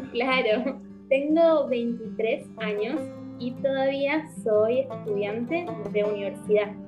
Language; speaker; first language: Spanish; native; Spanish